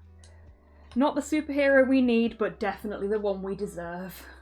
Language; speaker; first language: English; native; English